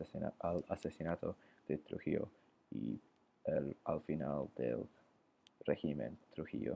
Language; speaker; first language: Spanish; non-native, learner; English